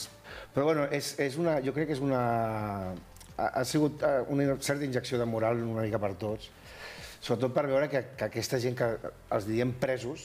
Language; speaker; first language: Catalan; native; Catalan